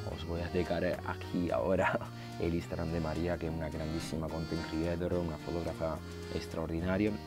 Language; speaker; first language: Spanish; non-native, fluent; Italian